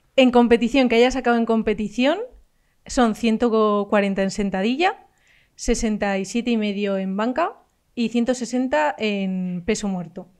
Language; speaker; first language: Spanish; native; Spanish